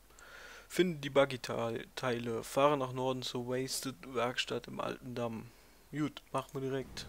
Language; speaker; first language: German; native; German